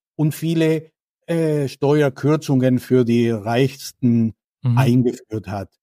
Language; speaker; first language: German; non-native, fluent; Spanish